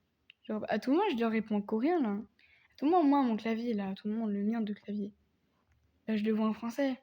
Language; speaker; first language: French; native; French